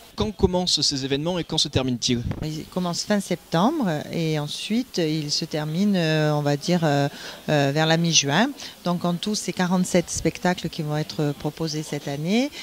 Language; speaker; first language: French; native; French